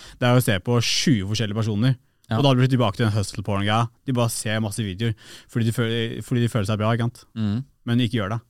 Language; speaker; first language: Norwegian; early bilingual, other home language; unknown